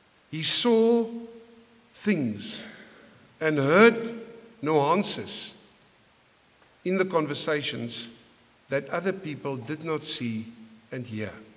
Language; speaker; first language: English; non-native, local second language; Afrikaans